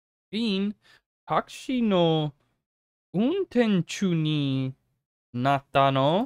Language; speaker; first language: Japanese; non-native, learner; English